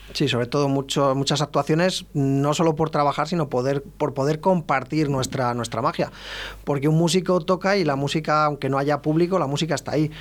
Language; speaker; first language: Spanish; native; Spanish